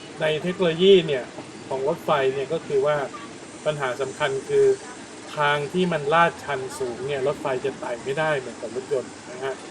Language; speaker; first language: Thai; native; Thai